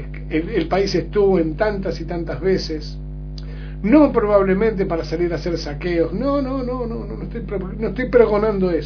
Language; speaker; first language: Spanish; native; Spanish